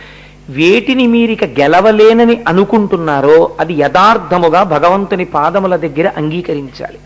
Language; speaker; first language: Telugu; native; Telugu